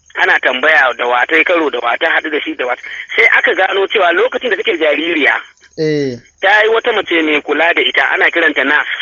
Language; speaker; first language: Hausa; native; Hausa